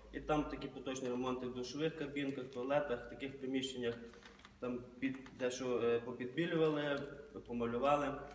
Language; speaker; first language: Ukrainian; native; Ukrainian